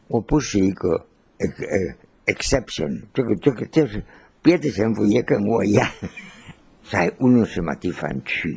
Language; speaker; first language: Chinese; non-native, learner; Spanish